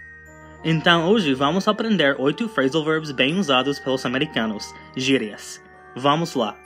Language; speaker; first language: Portuguese; non-native, fluent; English